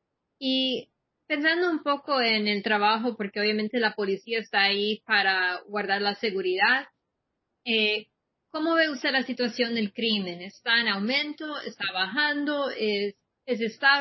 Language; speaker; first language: Spanish; non-native, fluent; English